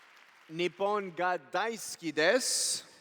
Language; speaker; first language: Japanese; non-native, learner; English